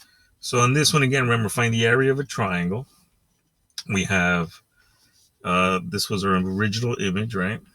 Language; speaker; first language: English; native; English